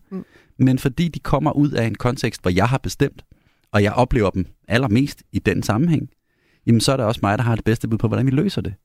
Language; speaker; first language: Danish; native; Danish